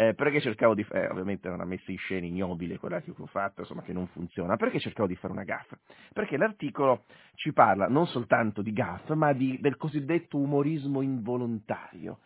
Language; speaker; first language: Italian; native; Italian